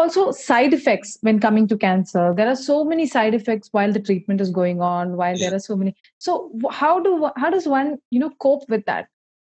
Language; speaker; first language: English; non-native, local second language; Malayalam